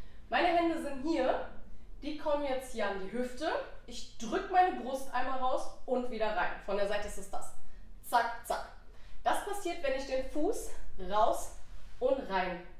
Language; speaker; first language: German; native; German